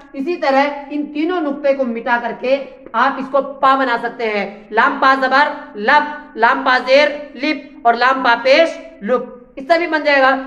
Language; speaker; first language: Hindi; native; Hindi